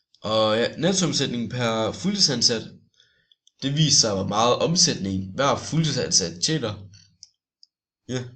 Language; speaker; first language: Danish; native; Danish